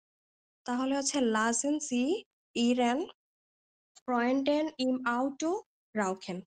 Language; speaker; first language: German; non-native, learner; Bangla